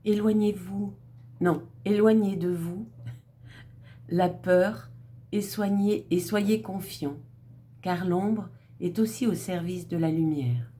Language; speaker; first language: French; native; French